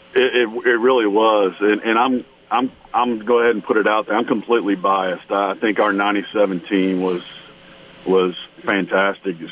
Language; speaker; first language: English; native; English